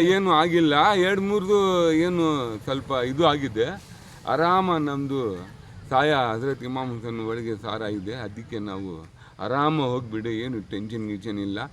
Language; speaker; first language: Kannada; non-native, local second language; Urdu